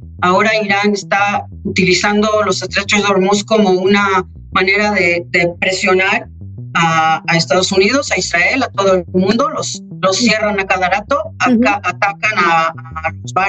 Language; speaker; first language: Spanish; non-native, fluent; Hebrew